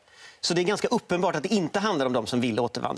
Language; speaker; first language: Swedish; native; Swedish